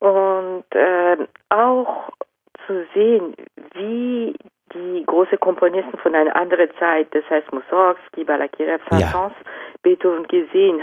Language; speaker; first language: German; non-native, fluent; Japanese